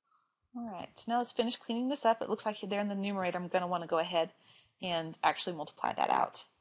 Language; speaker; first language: English; native; English